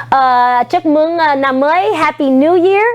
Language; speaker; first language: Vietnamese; non-native, learner; English